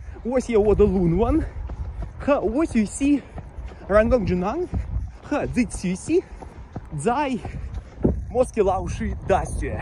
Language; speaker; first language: Chinese; non-native, learner; Russian